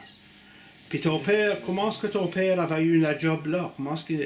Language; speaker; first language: French; native; French